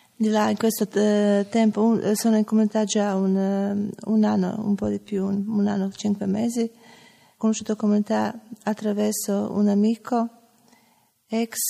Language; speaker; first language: Italian; non-native, learner; Croatian